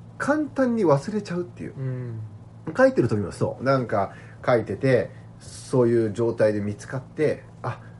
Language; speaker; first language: Japanese; native; Japanese